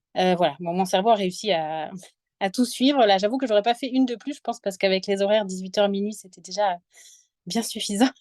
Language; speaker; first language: French; native; French